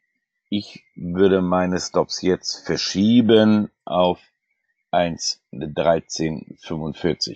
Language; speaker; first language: German; native; German